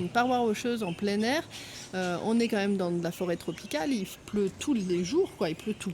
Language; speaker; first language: French; native; French